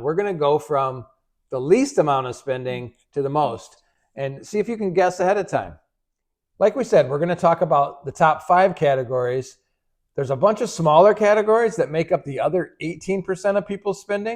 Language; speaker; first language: English; native; English